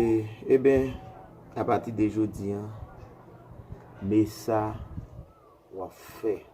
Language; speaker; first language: French; non-native, learner; Haitian Creole